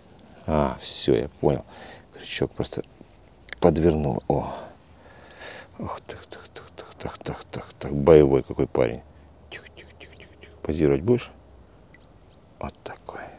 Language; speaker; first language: Russian; native; Russian